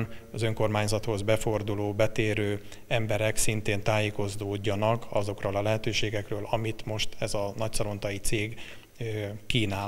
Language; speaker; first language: Hungarian; native; Hungarian